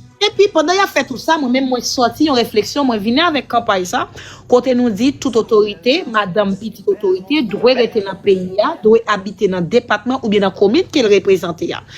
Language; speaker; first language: Haitian Creole; native; Haitian Creole